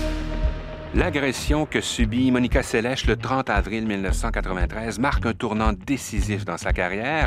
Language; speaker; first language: French; native; French